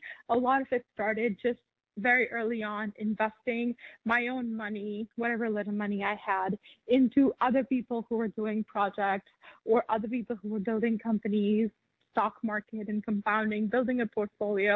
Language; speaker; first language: English; non-native, local second language; Urdu